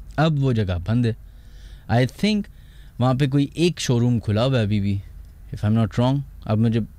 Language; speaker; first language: Urdu; native; Urdu